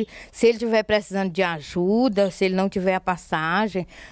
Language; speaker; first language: Portuguese; native; Portuguese